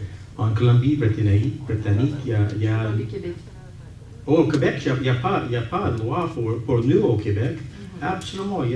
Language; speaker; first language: French; non-native, learner; English